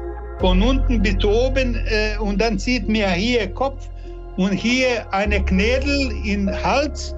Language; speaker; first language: German; non-native, learner; Serbian